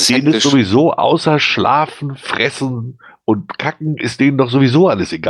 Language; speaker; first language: German; native; German